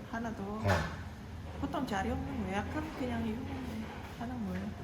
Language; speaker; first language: Korean; non-native, learner; Indonesian